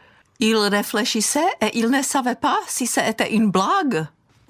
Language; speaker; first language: French; non-native, fluent; Czech